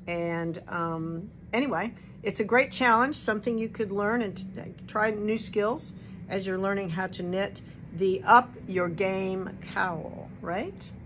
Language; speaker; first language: English; native; English